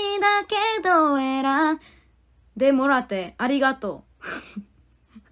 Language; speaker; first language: Japanese; non-native, fluent; Korean